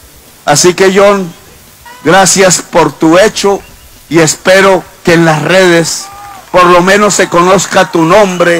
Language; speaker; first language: Spanish; native; Spanish